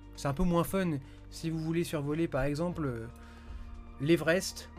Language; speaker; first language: French; native; French